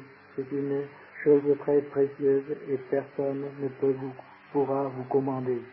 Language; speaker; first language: French; non-native, fluent; Vietnamese